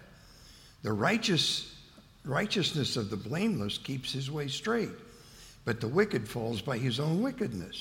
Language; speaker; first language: English; native; English